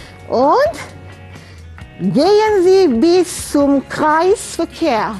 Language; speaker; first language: German; non-native, fluent; Malay